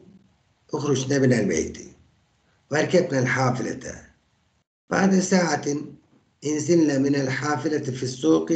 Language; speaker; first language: Arabic; non-native, fluent; Turkish